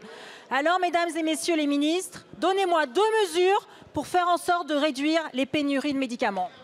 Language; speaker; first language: French; native; French